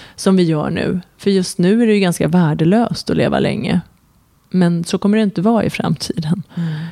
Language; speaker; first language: Swedish; early bilingual, other home language; Persian